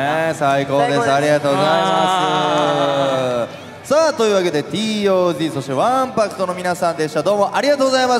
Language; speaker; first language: Japanese; native; Japanese